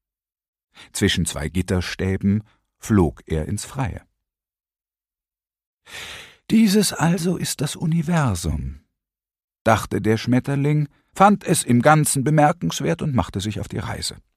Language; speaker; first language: German; native; German